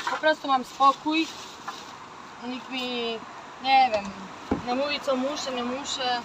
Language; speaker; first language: Polish; non-native, learner; Croatian